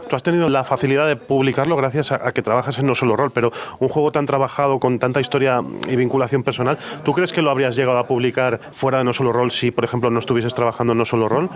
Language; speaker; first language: Spanish; non-native, local second language; Catalan